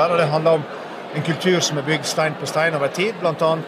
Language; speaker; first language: Norwegian; native; Norwegian